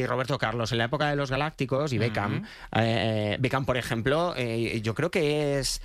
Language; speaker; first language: Spanish; native; Spanish